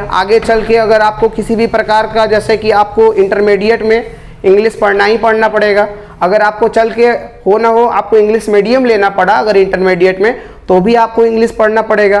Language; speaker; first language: Hindi; native; Hindi